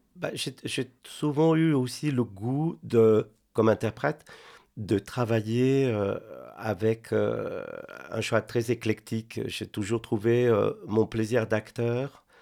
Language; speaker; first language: French; non-native, fluent; Spanish